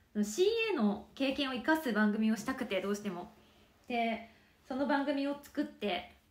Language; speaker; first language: Japanese; native; Japanese